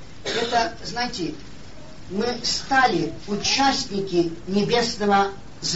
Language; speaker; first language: Polish; non-native, learner; Russian